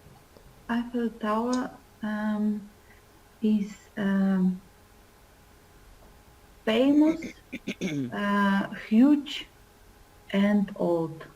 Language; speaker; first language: English; non-native, learner; Russian